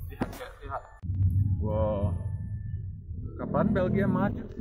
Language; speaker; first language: Indonesian; non-native, learner; Dutch